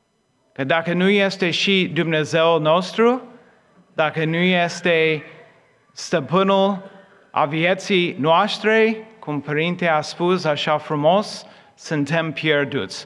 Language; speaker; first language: Romanian; non-native, fluent; English